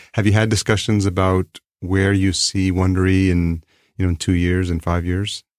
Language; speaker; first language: English; early bilingual, other home language; Spanish